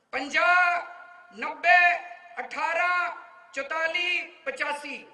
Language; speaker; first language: Hindi; native; Hindi